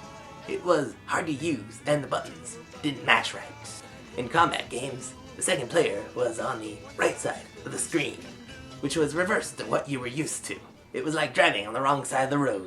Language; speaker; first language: English; native; English